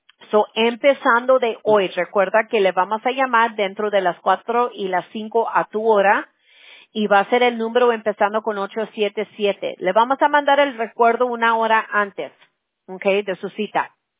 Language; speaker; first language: Spanish; early bilingual, heritage; Spanish